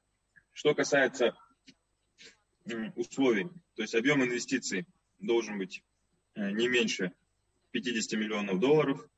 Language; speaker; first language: Russian; native; Russian